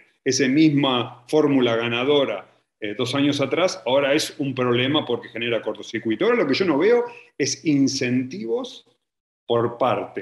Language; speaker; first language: Spanish; native; Spanish